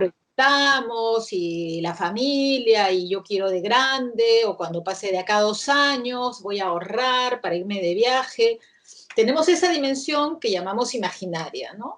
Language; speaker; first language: Spanish; native; Spanish